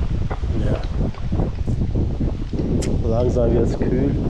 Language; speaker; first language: German; non-native, learner; Russian